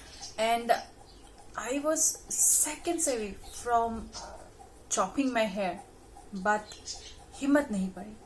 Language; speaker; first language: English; non-native, local second language; Hindi